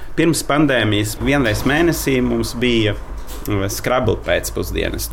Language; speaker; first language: Latvian; non-native, fluent; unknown